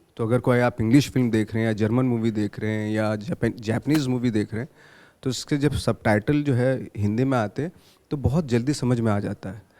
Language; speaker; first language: Hindi; native; Hindi